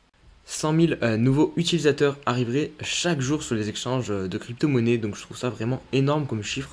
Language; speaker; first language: French; native; French